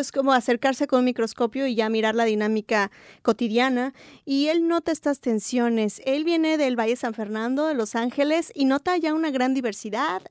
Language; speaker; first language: Spanish; native; Spanish